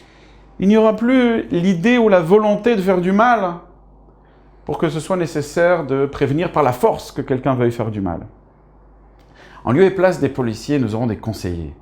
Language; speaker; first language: French; native; French